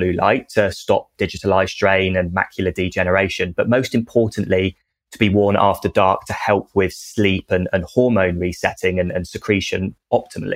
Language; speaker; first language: English; native; English